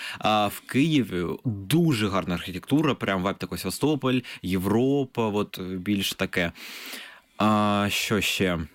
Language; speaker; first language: Ukrainian; non-native, local second language; Russian